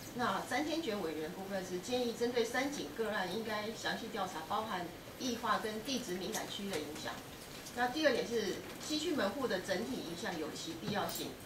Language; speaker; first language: Chinese; native; Chinese